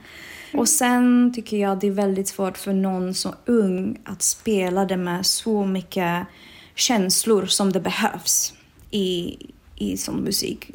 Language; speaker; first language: Swedish; non-native, fluent; Czech